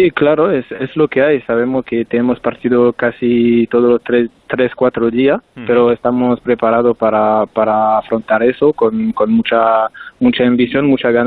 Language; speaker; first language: Spanish; non-native, fluent; French